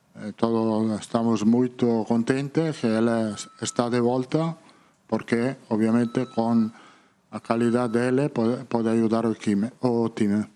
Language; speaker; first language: Portuguese; non-native, fluent; Italian